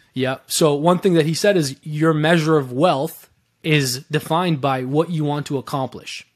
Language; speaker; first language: English; early bilingual, other home language; Persian